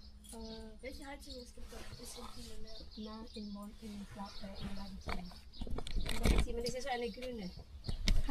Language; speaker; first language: German; non-native, learner; Indonesian